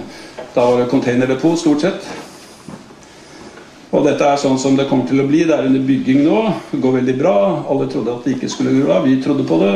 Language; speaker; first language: Norwegian; native; Norwegian